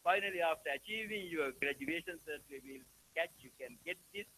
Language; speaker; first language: English; non-native, local second language; Sinhala